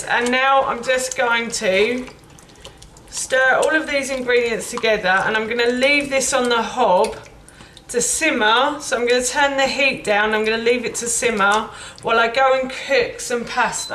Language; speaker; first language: English; native; English